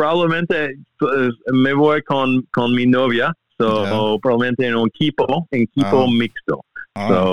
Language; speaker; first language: Spanish; non-native, learner; English